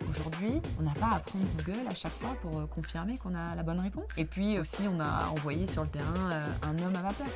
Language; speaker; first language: French; native; French